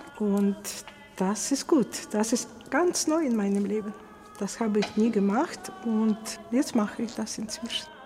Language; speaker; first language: German; non-native, fluent; Russian